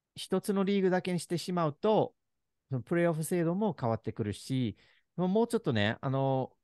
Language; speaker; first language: Japanese; non-native, fluent; English